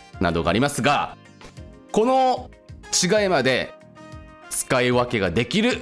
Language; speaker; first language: Japanese; non-native, fluent; Korean